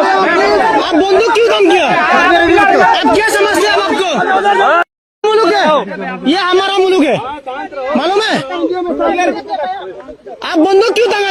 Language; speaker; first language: Hindi; non-native, learner; Bangla